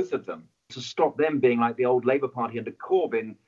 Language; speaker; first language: English; native; English